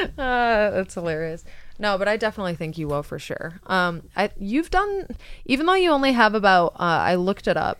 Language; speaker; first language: English; native; English